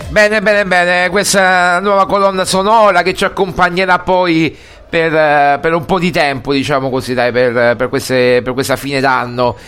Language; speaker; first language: Italian; native; Italian